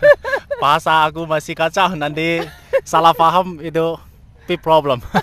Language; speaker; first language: Indonesian; non-native, learner; Chinese